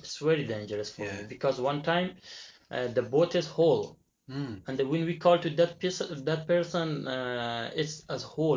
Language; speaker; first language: English; non-native, learner; Persian